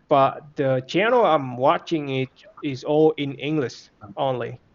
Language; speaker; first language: English; non-native, fluent; Vietnamese